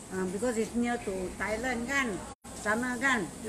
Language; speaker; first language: English; non-native, local second language; Chinese